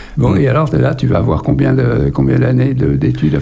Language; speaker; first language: French; native; French